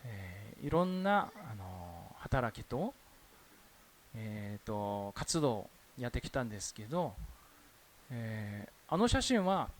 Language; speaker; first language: Japanese; non-native, fluent; Korean